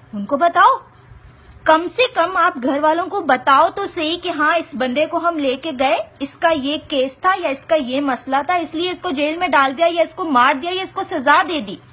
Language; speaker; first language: Urdu; non-native, local second language; Punjabi